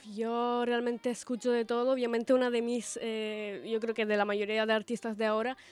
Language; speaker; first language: Spanish; early bilingual, other home language; Italian